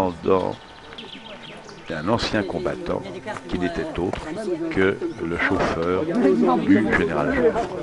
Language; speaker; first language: French; native; French